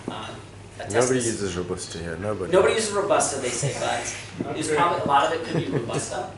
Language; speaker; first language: English; native; English